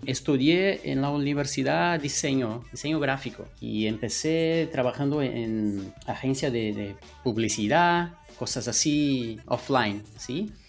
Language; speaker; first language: Spanish; non-native, fluent; Portuguese